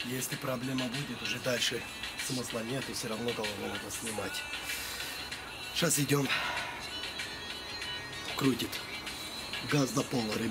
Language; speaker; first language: Russian; non-native, fluent; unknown